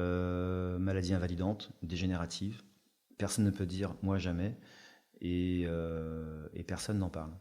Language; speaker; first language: French; native; French